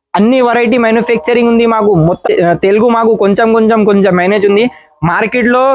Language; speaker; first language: Telugu; non-native, learner; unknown